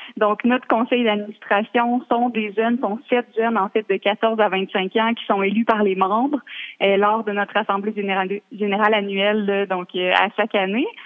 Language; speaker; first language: French; native; French